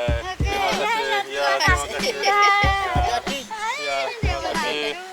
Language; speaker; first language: Indonesian; non-native, learner; Korean